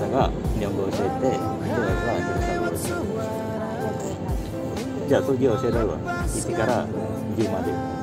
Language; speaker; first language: Japanese; non-native, fluent; Indonesian